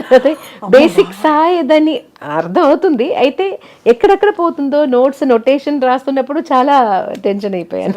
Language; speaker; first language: Telugu; non-native, fluent; Malayalam